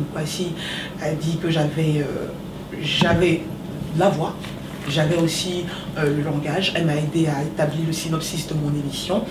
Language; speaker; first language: French; native; French